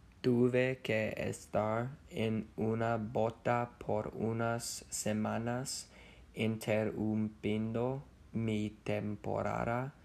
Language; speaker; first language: Spanish; non-native, learner; English